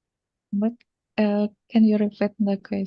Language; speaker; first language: English; non-native, learner; Indonesian